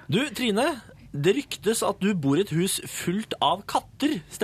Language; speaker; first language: Norwegian; native; Norwegian